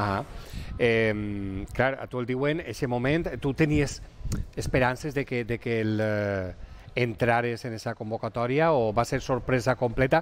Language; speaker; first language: Catalan; native; Catalan